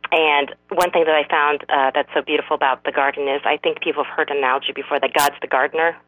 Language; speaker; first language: English; non-native, fluent; Korean